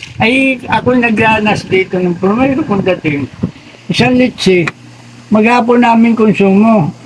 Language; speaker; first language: Filipino; non-native, local second language; Bikol